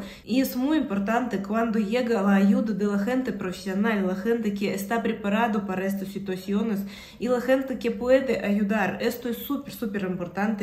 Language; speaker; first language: Spanish; non-native, fluent; Russian